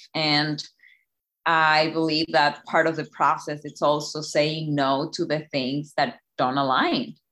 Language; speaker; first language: English; non-native, fluent; Spanish